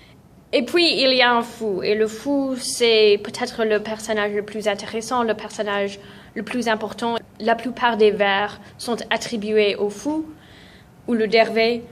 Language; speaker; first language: French; non-native, fluent; English